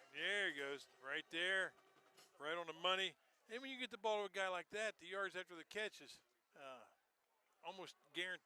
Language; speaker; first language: English; native; English